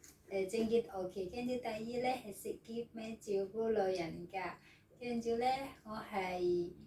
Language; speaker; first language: Cantonese; non-native, local second language; Filipino